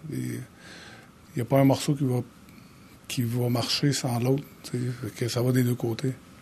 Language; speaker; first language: French; native; French